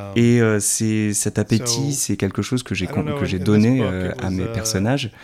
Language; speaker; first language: French; non-native, fluent; English